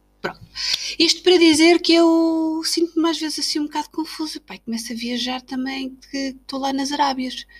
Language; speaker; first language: Portuguese; native; Portuguese